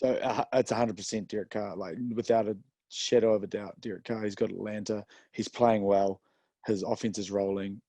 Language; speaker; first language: English; native; English